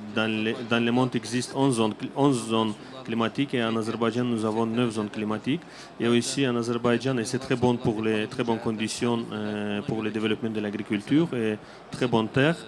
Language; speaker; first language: French; non-native, learner; Azerbaijani